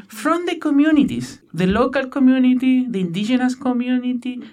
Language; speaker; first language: English; non-native, learner; Spanish